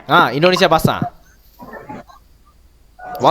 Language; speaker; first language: Hindi; non-native, learner; Indonesian